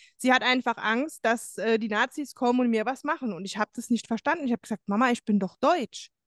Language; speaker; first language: German; native; German